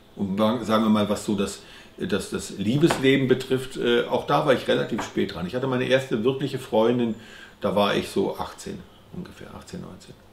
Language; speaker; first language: German; native; German